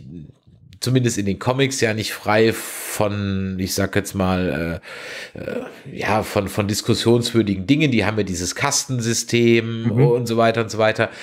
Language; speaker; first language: German; native; German